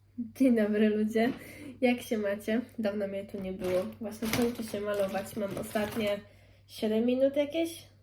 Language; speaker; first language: Polish; early bilingual, heritage; Polish